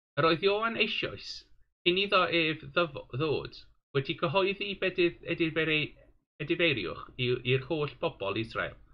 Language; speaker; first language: Welsh; non-native, local second language; English